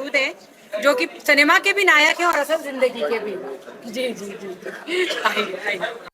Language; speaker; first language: Hindi; native; Hindi